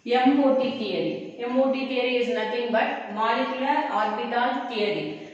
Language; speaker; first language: English; non-native, local second language; Tamil